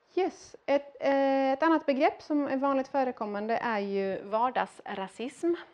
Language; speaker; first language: Swedish; early bilingual, other home language; Arabic